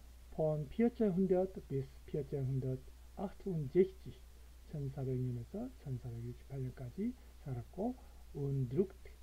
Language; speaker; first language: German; non-native, learner; Korean